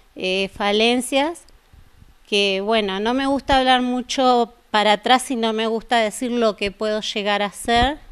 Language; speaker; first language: Spanish; native; Spanish